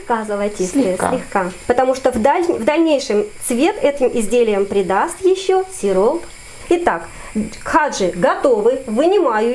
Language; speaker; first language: Russian; native; Russian